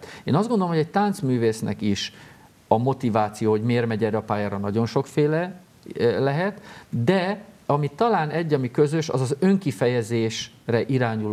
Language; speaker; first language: Hungarian; native; Hungarian